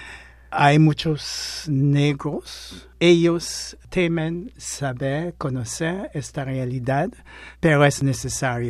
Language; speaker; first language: Spanish; non-native, fluent; English